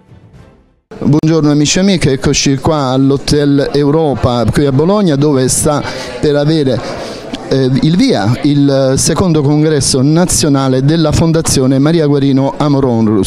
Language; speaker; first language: Italian; native; Italian